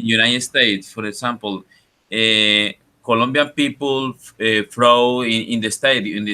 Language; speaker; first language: English; non-native, learner; Spanish